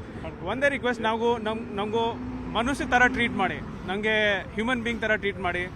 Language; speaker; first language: Kannada; non-native, fluent; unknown